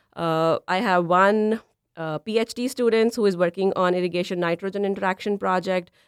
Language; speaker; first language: English; non-native, local second language; Punjabi